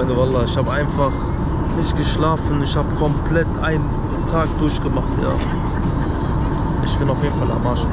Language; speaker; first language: German; early bilingual, other home language; Turkish